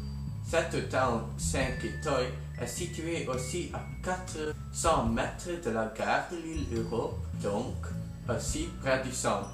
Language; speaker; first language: French; non-native, learner; Dutch